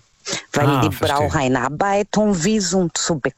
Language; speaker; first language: German; non-native, learner; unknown